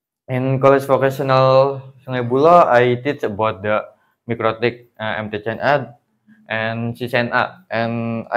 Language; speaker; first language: English; non-native, learner; Indonesian